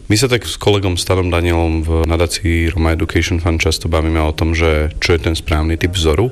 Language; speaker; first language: Slovak; native; Slovak